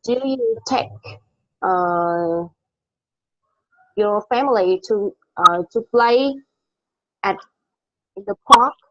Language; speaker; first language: English; non-native, learner; Vietnamese